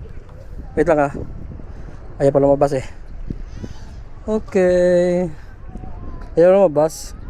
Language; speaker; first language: Filipino; non-native, local second language; Aklanon